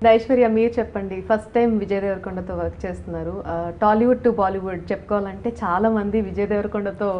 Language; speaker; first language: Telugu; native; Telugu